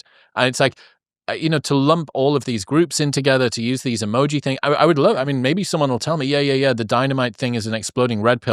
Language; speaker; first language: English; native; English